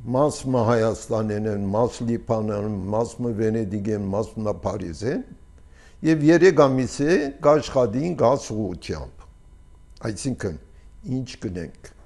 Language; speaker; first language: Armenian; early bilingual, heritage; Armenian